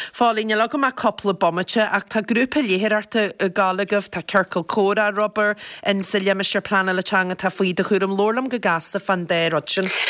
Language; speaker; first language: Irish; native; Irish